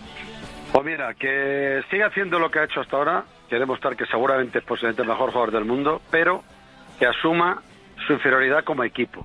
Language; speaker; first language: Spanish; native; Spanish